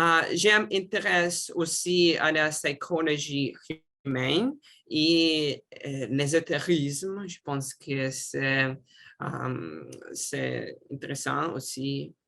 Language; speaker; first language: French; non-native, learner; Russian